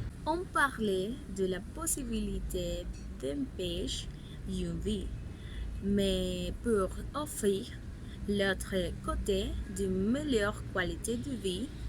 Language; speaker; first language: French; non-native, learner; Spanish